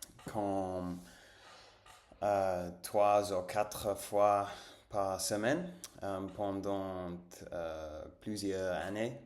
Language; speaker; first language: French; non-native, fluent; Spanish